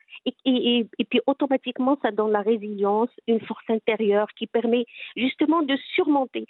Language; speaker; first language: French; non-native, local second language; Arabic